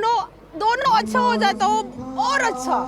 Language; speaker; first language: Hindi; non-native, local second language; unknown